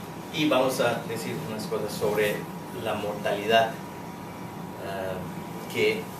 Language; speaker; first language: Spanish; non-native, fluent; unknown